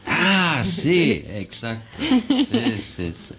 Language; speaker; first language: Spanish; non-native, fluent; German